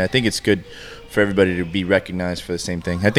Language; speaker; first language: English; native; English